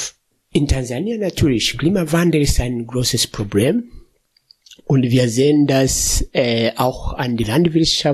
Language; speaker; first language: German; non-native, fluent; Swahili